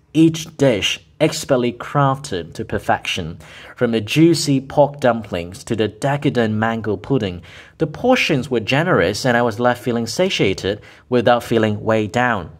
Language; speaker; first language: English; non-native, local second language; Cantonese